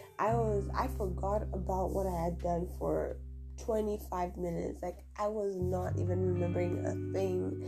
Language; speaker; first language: English; non-native, local second language; Swahili